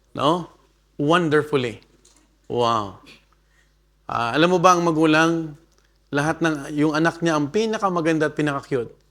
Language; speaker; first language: Filipino; non-native, local second language; Bikol